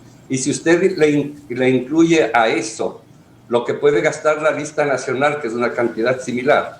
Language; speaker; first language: Spanish; native; Spanish